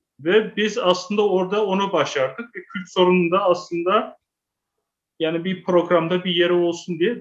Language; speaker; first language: Turkish; early bilingual, heritage; Turkish